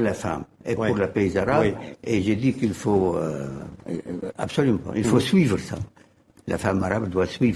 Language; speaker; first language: French; non-native, fluent; Arabic